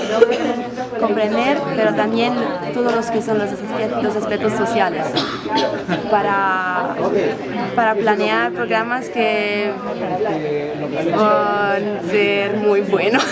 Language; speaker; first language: Spanish; non-native, fluent; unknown